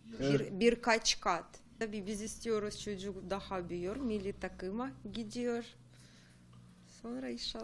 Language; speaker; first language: Turkish; non-native, learner; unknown